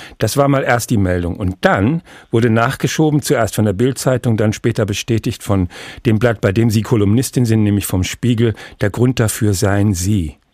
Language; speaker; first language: German; native; German